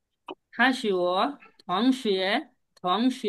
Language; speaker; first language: Chinese; non-native, learner; Bangla